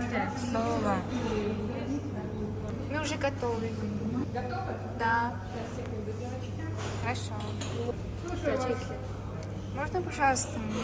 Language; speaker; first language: Russian; non-native, learner; Mongolian